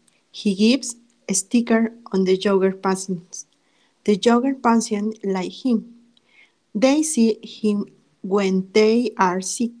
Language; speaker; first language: English; non-native, learner; Spanish